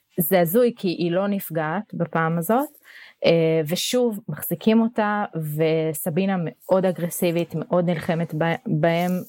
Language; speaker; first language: Hebrew; native; Hebrew